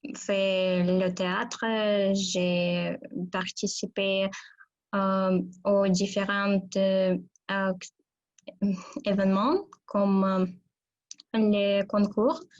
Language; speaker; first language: French; non-native, learner; Russian